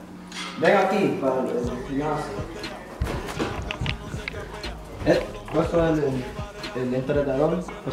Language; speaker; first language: Spanish; non-native, learner; English